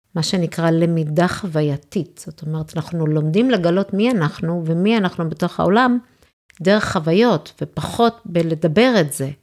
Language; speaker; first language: Hebrew; early bilingual, other home language; English